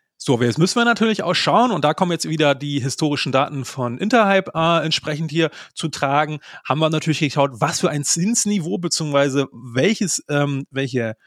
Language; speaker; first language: German; native; German